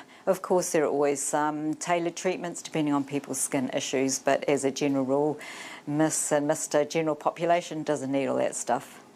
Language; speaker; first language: English; native; English